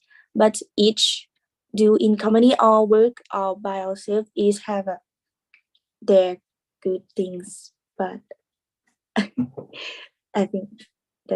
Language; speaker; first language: English; non-native, learner; Thai